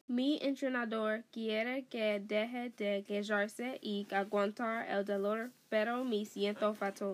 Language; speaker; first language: Spanish; non-native, learner; English